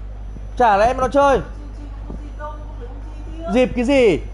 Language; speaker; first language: Vietnamese; native; Vietnamese